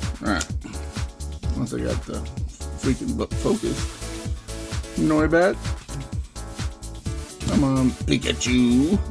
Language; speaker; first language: English; native; English